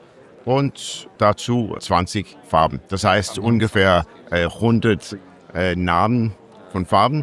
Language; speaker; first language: German; non-native, learner; English